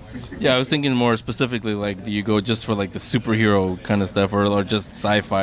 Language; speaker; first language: English; native; English